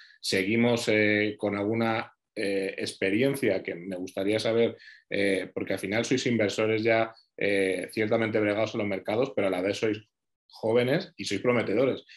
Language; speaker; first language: Spanish; native; Spanish